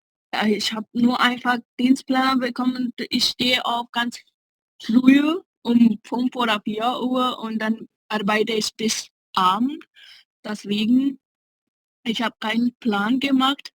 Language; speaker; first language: German; non-native, learner; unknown